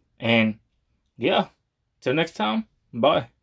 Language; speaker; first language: English; native; English